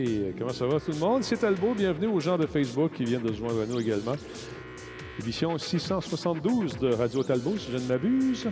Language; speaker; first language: French; native; French